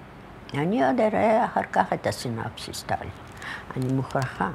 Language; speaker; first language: Hebrew; non-native, fluent; Polish